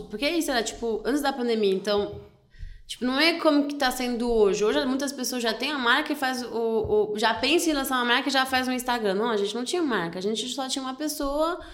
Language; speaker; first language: Portuguese; non-native, fluent; French